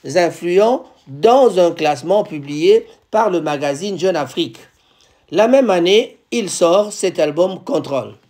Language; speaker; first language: French; non-native, local second language; Lingala